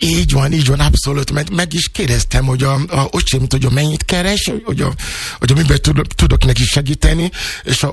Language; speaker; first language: Hungarian; non-native, fluent; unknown